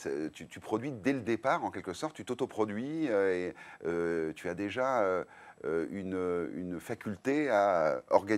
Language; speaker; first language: French; native; French